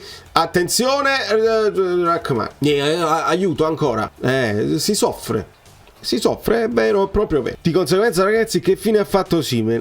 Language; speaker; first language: Italian; native; Italian